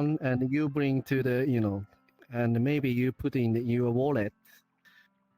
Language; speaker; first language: English; non-native, learner; Japanese